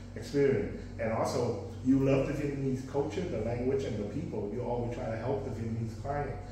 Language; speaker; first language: English; non-native, fluent; Vietnamese